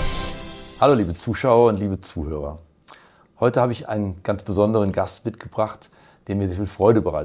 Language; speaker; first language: German; native; German